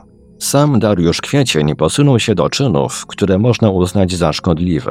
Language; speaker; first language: Polish; native; Polish